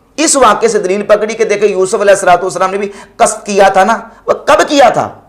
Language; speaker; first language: Urdu; native; Urdu